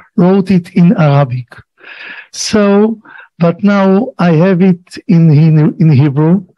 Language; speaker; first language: English; non-native, learner; Hebrew